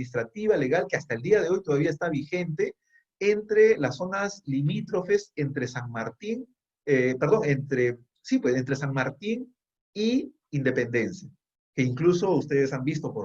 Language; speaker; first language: Spanish; native; Spanish